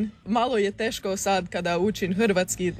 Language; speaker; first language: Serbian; early bilingual, heritage; English